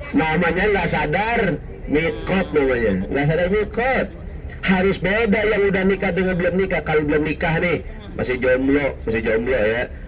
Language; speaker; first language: Indonesian; native; Indonesian